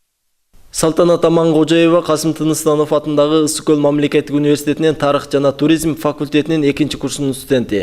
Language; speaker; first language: Kyrgyz; native; Kyrgyz